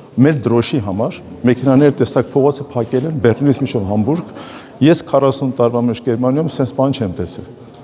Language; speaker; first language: Armenian; early bilingual, heritage; Armenian